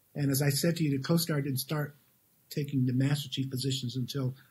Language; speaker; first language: English; native; English